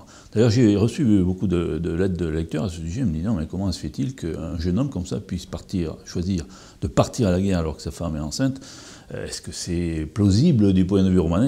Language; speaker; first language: French; native; French